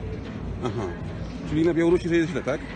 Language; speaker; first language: Polish; native; Polish